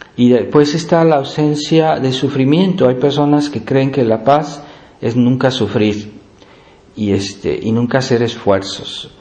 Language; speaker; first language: Spanish; native; Spanish